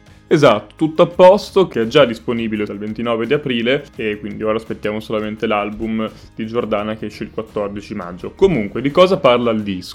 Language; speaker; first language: Italian; native; Italian